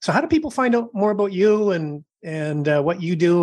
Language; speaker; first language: English; native; English